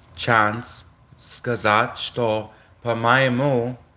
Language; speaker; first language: Russian; non-native, learner; English